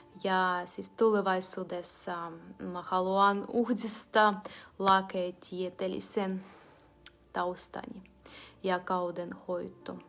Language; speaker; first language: Finnish; non-native, fluent; Ukrainian